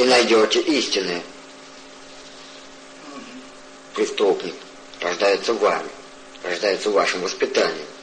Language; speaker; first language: Russian; native; Russian